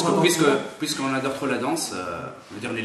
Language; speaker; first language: French; non-native, local second language; Arabic